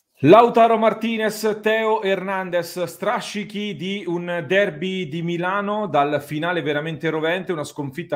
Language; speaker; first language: Italian; native; Italian